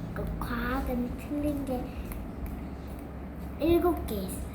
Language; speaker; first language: Korean; early bilingual, heritage; Korean